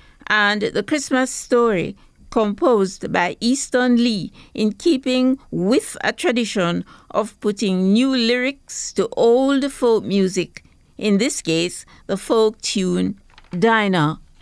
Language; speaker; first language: English; native; English